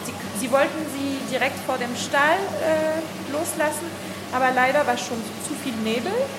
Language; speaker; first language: German; non-native, learner; French